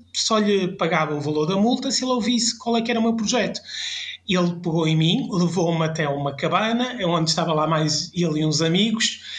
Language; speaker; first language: Portuguese; early bilingual, other home language; French